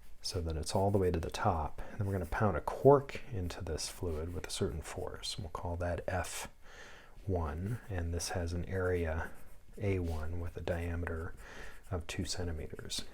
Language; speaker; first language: English; native; English